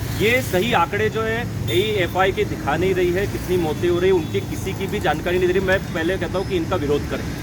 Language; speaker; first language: Hindi; native; Hindi